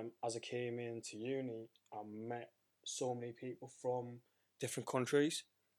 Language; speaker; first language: English; native; English